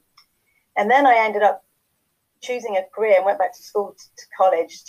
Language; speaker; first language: English; native; English